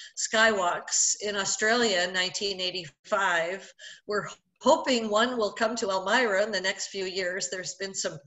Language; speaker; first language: English; native; English